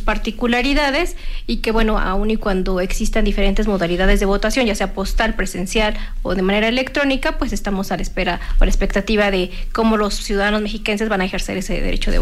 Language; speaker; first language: Spanish; native; Spanish